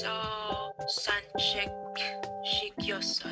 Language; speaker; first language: Korean; non-native, learner; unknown